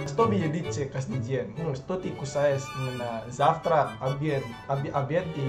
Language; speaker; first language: Russian; non-native, learner; Indonesian